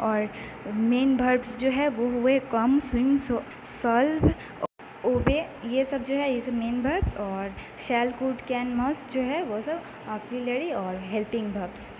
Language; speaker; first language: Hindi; native; Hindi